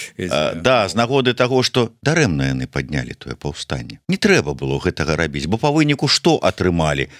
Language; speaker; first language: Belarusian; native; Belarusian